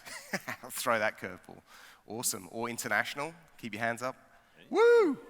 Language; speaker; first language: English; native; English